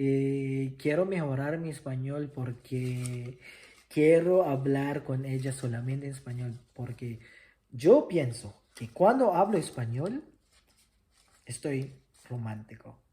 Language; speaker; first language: Spanish; non-native, fluent; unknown